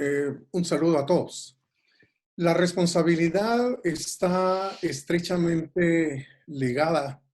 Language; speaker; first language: Spanish; native; Spanish